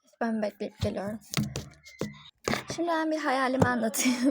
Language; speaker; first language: Turkish; native; Turkish